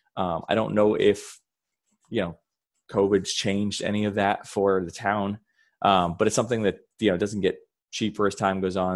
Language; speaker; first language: English; native; English